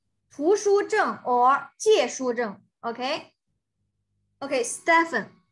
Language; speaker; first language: English; non-native, fluent; Chinese